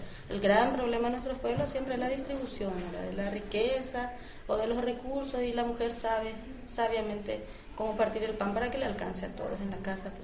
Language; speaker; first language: Spanish; native; Spanish